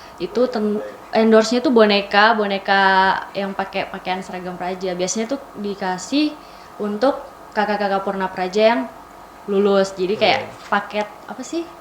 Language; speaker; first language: Indonesian; native; Indonesian